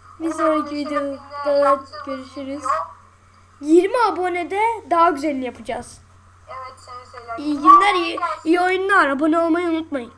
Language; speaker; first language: Turkish; native; Turkish